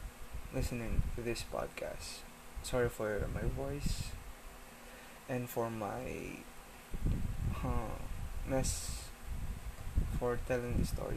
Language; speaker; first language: English; non-native, local second language; Filipino